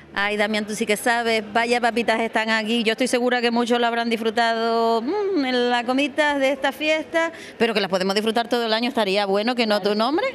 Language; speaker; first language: Spanish; native; Spanish